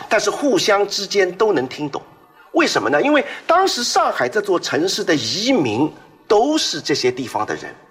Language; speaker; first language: Chinese; native; Chinese